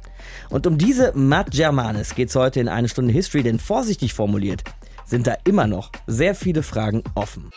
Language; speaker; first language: German; native; German